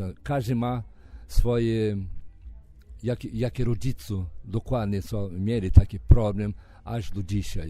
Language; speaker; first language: Polish; non-native, fluent; Portuguese